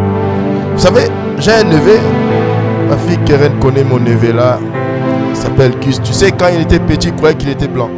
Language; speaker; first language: French; non-native, local second language; Lingala